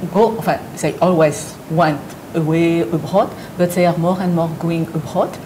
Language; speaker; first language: English; non-native, learner; French